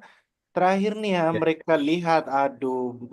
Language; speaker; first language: Indonesian; non-native, learner; Nepali